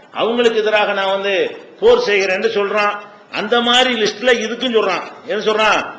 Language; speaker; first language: Tamil; native; Tamil